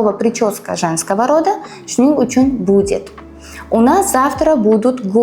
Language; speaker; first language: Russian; non-native, fluent; Uzbek